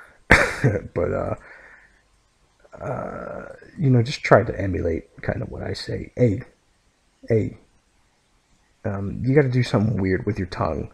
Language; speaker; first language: English; native; English